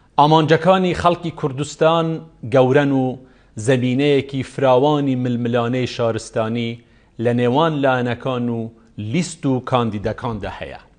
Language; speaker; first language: Central Kurdish; non-native, local second language; Kurdish